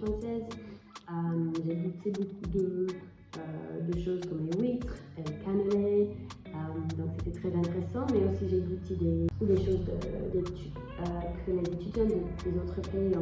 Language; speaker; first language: French; non-native, learner; English